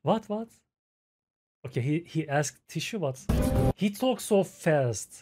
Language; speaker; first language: English; non-native, learner; Turkish